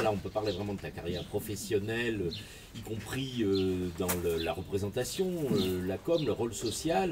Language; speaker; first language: French; native; French